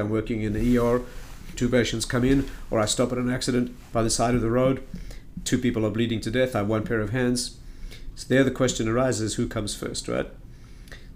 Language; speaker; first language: English; native; English